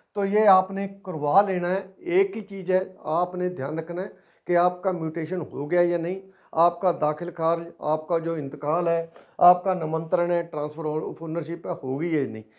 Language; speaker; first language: Hindi; non-native, local second language; Punjabi